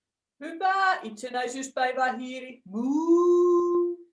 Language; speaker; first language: Finnish; native; Finnish